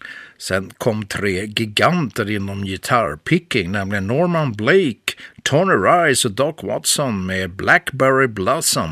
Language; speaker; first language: Swedish; native; Swedish